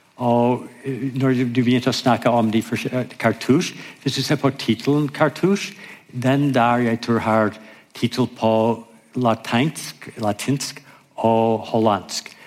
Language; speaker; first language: Norwegian; non-native, fluent; English